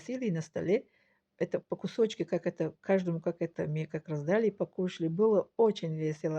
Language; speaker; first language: Russian; non-native, local second language; Tajik